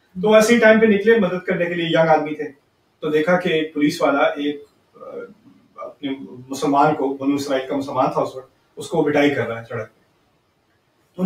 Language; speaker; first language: Urdu; early bilingual, heritage; Urdu